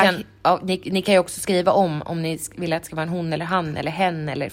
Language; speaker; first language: Swedish; native; Swedish